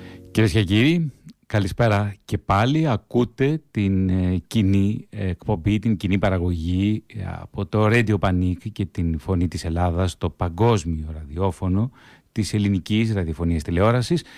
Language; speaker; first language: Greek; native; Greek